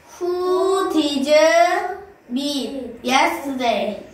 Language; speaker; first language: English; non-native, fluent; Korean